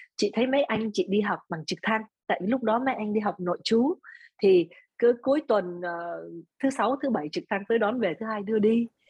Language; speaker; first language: Vietnamese; early bilingual, other home language; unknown